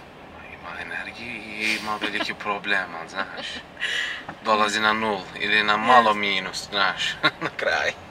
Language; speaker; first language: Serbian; non-native, learner; Turkish